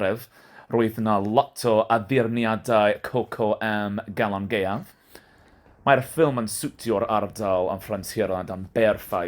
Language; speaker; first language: Welsh; non-native, learner; English